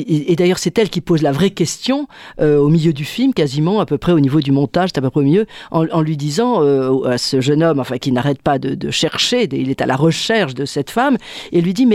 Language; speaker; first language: French; native; French